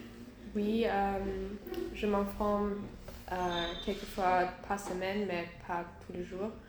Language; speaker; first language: French; non-native, learner; German